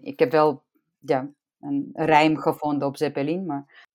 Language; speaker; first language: Dutch; non-native, fluent; Romanian